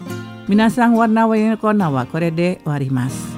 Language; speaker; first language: Japanese; non-native, fluent; Indonesian